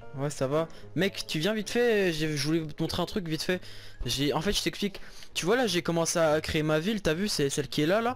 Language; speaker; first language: French; native; French